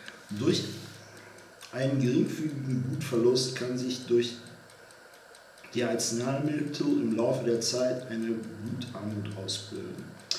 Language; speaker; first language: German; native; German